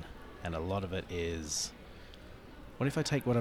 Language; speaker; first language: English; native; English